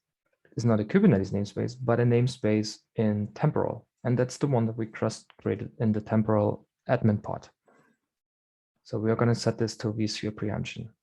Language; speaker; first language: English; non-native, fluent; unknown